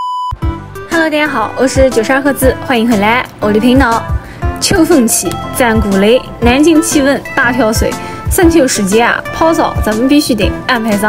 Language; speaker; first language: Chinese; native; Chinese